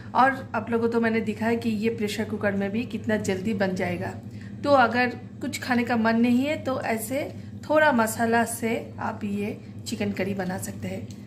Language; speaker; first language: Hindi; non-native, local second language; Bangla